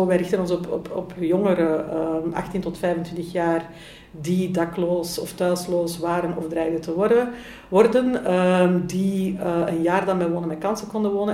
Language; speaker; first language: Dutch; native; Dutch